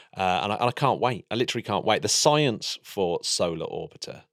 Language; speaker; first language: English; native; English